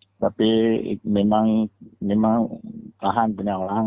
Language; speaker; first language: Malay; non-native, local second language; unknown